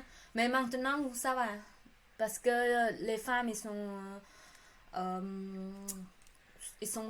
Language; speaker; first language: French; non-native, learner; Khmer